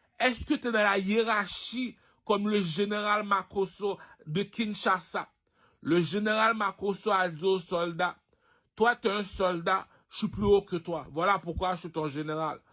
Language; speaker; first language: French; non-native, local second language; Haitian Creole